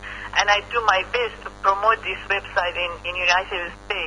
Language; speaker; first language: English; non-native, fluent; Persian